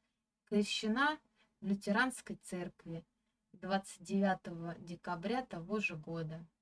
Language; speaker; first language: Russian; native; Russian